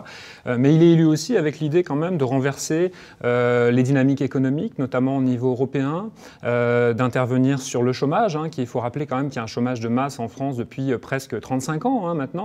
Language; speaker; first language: French; native; French